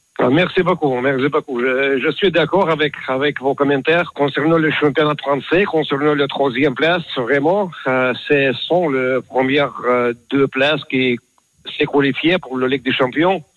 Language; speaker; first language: French; non-native, learner; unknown